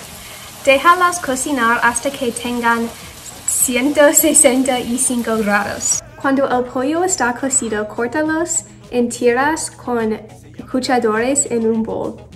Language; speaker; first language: Spanish; non-native, learner; English